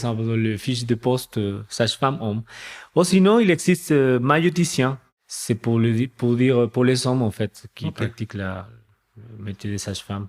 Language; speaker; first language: French; non-native, fluent; Spanish